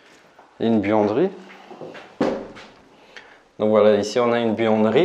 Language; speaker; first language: French; native; French